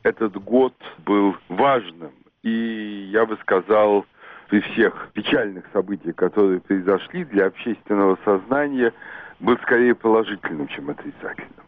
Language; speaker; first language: Russian; native; Russian